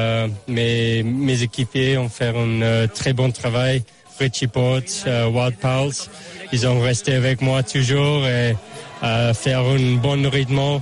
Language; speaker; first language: French; non-native, learner; English